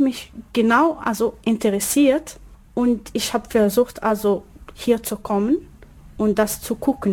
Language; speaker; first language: German; non-native, learner; Arabic